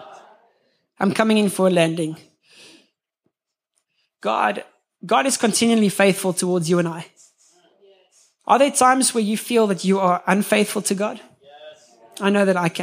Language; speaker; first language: English; native; English